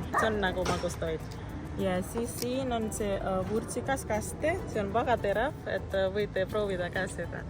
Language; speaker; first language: Estonian; non-native, fluent; Indonesian